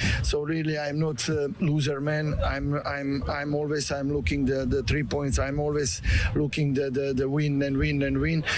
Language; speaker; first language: English; non-native, learner; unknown